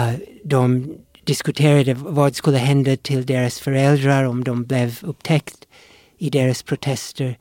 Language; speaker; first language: Swedish; non-native, fluent; English